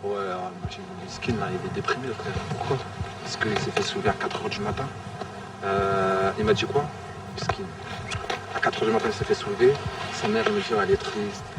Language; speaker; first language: French; native; French